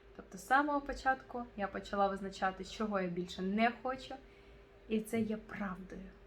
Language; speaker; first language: Ukrainian; non-native, local second language; Russian